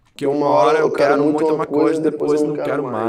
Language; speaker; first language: Portuguese; non-native, learner; English